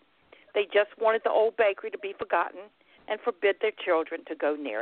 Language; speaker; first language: English; native; English